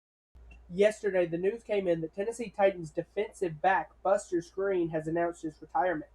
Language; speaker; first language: English; native; English